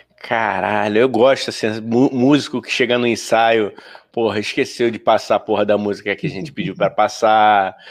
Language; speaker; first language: Portuguese; native; Portuguese